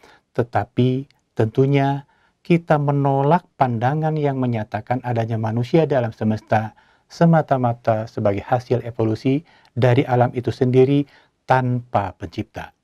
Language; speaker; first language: Indonesian; native; Indonesian